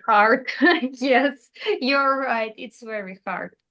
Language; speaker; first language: English; non-native, learner; Russian